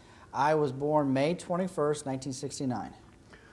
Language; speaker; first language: English; native; English